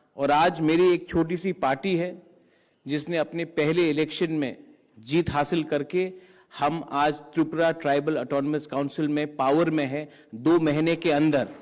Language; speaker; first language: Hindi; non-native, local second language; Kok Borok